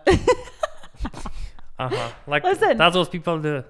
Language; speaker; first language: English; non-native, fluent; Polish